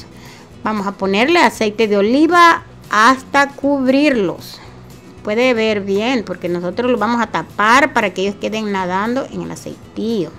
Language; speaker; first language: Spanish; native; Spanish